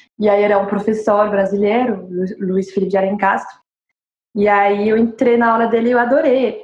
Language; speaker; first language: Portuguese; non-native, fluent; French